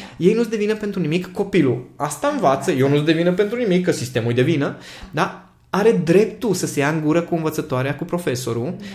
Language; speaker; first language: Romanian; non-native, local second language; Hungarian